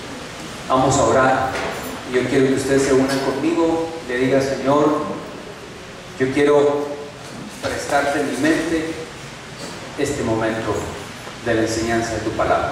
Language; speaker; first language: Spanish; native; Spanish